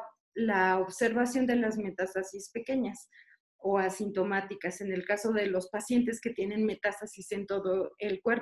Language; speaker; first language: Spanish; native; Spanish